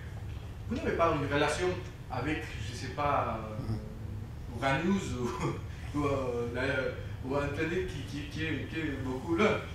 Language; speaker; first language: French; non-native, fluent; Spanish